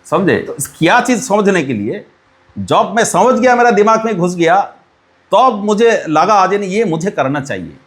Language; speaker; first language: Hindi; non-native, local second language; Bangla